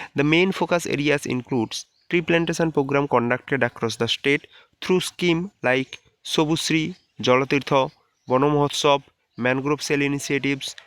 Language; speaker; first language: English; non-native, local second language; Bangla